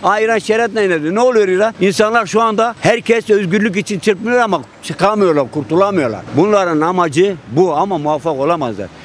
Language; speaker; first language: Turkish; native; Turkish